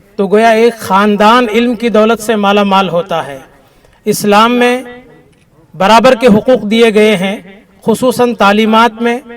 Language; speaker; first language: Urdu; native; Urdu